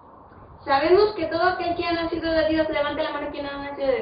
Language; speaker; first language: Spanish; native; Spanish